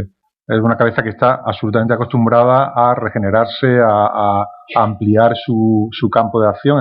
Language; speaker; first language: Spanish; native; Spanish